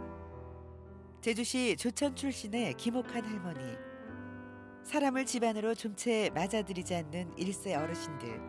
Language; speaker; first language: Korean; native; Korean